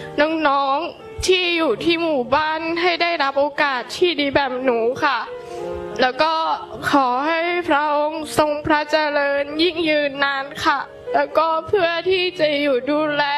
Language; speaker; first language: Thai; non-native, local second language; Hmong